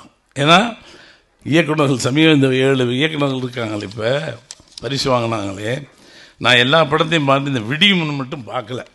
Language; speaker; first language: Tamil; native; Tamil